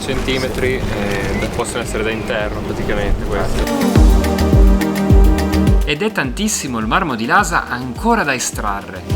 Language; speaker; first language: Italian; native; Italian